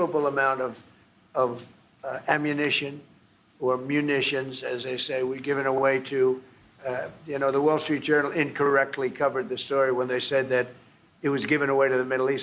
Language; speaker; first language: English; native; English